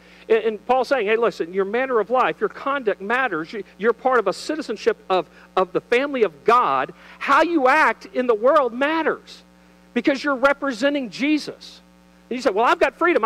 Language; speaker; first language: English; native; English